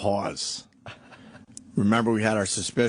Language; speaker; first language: English; native; English